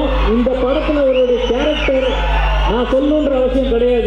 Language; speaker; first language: Tamil; native; Tamil